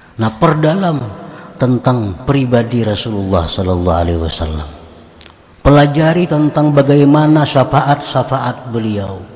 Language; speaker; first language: Indonesian; non-native, local second language; Banjar